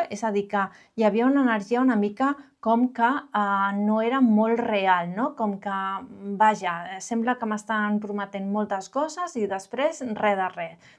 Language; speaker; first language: Catalan; non-native, local second language; Spanish